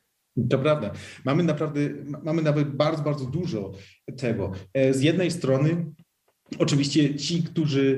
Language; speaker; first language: Polish; early bilingual, heritage; Polish